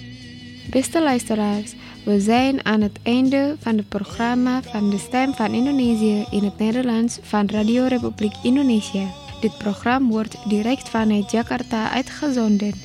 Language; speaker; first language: Dutch; non-native, learner; Indonesian